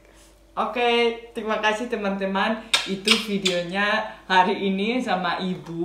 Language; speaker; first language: Indonesian; non-native, fluent; Spanish